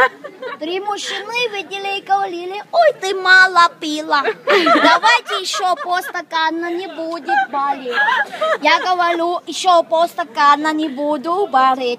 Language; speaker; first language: Russian; non-native, learner; Thai